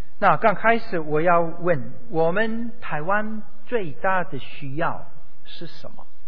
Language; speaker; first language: Chinese; non-native, fluent; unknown